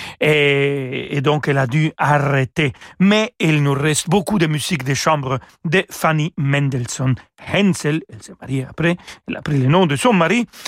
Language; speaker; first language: French; non-native, fluent; Spanish